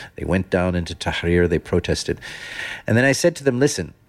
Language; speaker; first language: English; non-native, fluent; Dutch